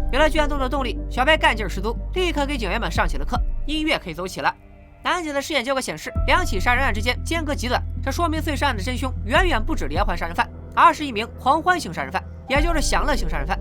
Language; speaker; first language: Chinese; native; Chinese